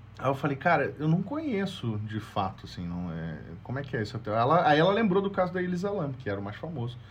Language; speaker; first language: Portuguese; native; Portuguese